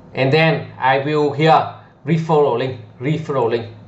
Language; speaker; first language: English; non-native, learner; Vietnamese